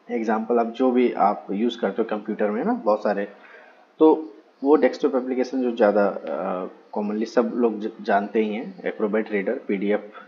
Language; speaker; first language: Hindi; native; Hindi